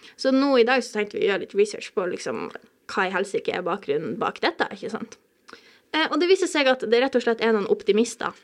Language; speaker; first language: Norwegian; native; Norwegian